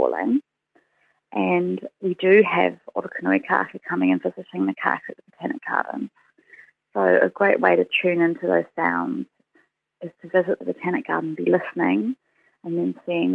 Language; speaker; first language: English; native; English